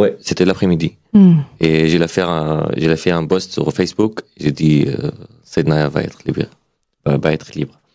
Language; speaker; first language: French; non-native, fluent; Arabic